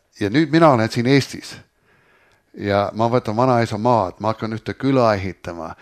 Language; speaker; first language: Estonian; early bilingual, heritage; Estonian